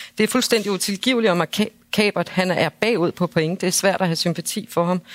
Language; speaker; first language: Danish; native; Danish